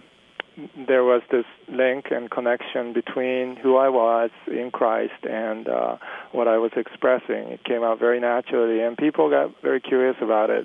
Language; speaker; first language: English; early bilingual, other home language; Japanese